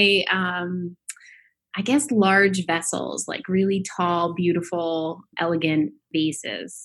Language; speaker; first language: English; native; English